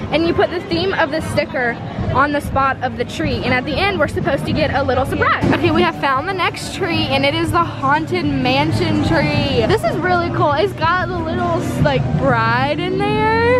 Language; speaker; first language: English; native; English